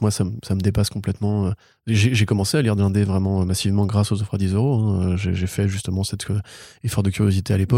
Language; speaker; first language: French; native; French